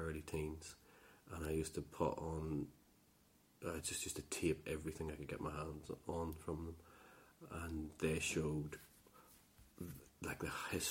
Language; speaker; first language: English; native; English